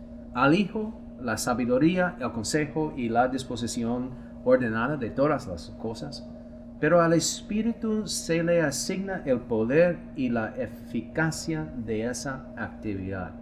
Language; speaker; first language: Spanish; non-native, fluent; English